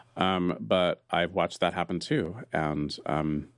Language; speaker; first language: English; native; English